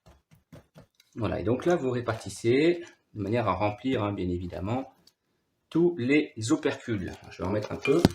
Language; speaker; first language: French; native; French